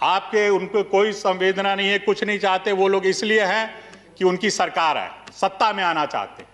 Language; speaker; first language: Hindi; native; Hindi